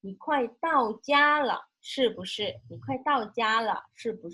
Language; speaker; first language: Chinese; non-native, fluent; Indonesian